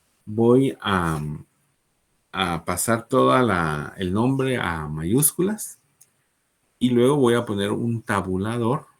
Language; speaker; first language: Spanish; native; Spanish